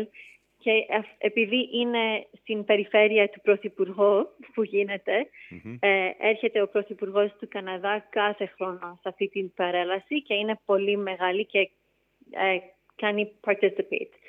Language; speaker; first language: Greek; early bilingual, heritage; English